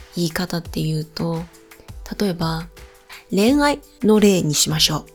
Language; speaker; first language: Japanese; non-native, fluent; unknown